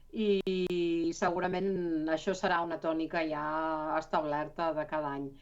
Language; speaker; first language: Catalan; native; Catalan